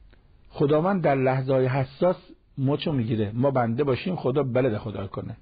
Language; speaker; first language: Persian; native; Persian